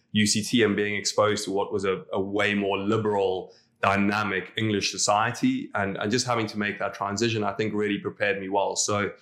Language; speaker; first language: English; non-native, local second language; Afrikaans